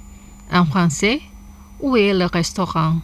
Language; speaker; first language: French; non-native, fluent; Indonesian